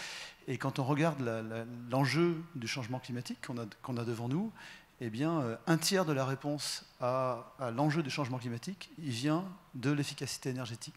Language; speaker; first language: French; native; French